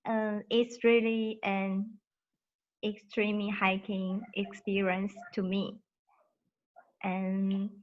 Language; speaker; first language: English; non-native, learner; Chinese